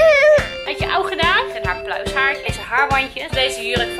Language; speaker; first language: Dutch; native; Dutch